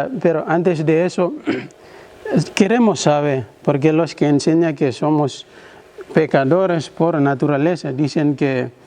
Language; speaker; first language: Spanish; non-native, learner; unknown